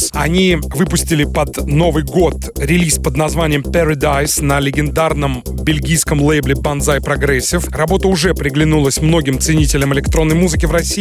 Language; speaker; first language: Russian; native; Russian